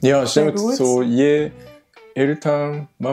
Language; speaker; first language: German; non-native, learner; Japanese